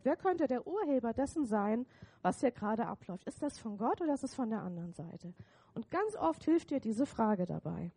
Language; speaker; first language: German; native; German